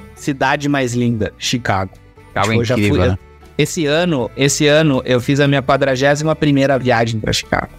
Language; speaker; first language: Portuguese; native; Portuguese